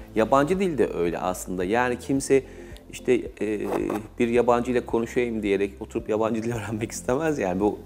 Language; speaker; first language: Turkish; native; Turkish